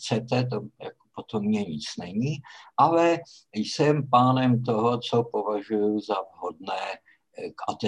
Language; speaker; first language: Czech; native; Czech